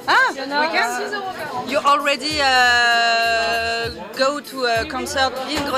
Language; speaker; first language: English; non-native, learner; French